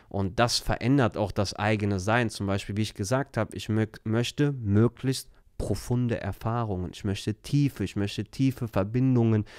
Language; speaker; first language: German; early bilingual, other home language; Turkish